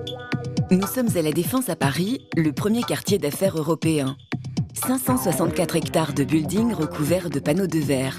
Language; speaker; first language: French; native; French